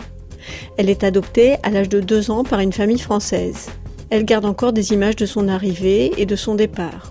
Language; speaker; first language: French; native; French